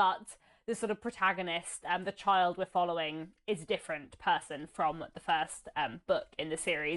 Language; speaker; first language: English; native; English